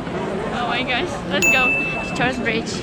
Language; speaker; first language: English; non-native, learner; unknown